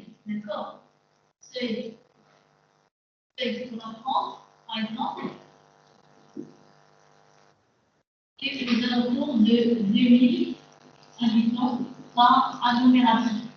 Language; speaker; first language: French; non-native, local second language; Arabic